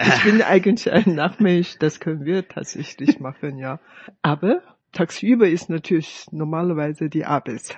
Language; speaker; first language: German; non-native, fluent; Chinese